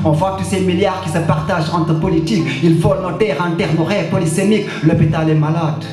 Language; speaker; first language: French; non-native, local second language; Wolof